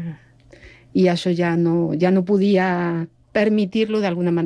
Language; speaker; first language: Catalan; non-native, fluent; Spanish